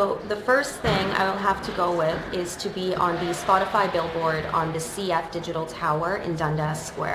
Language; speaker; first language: English; native; English